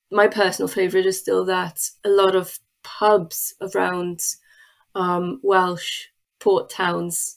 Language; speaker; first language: English; non-native, fluent; German